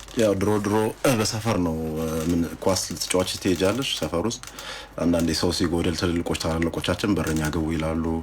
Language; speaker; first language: Amharic; native; Amharic